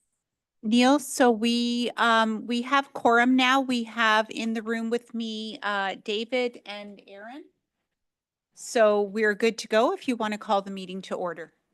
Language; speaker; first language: English; native; English